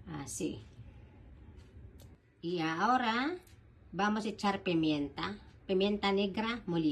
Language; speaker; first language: Spanish; non-native, fluent; Filipino